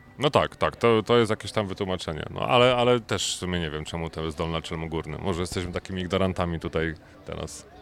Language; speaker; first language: Polish; native; Polish